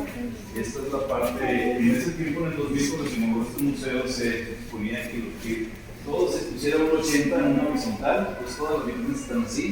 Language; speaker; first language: Spanish; native; Spanish